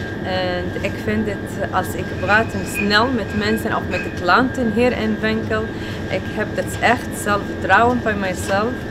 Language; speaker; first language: Dutch; early bilingual, other home language; Arabic